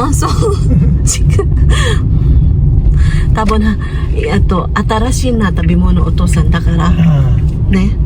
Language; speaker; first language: Japanese; non-native, learner; Cebuano